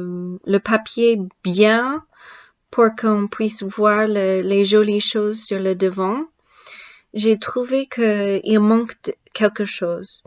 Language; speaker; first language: French; non-native, learner; English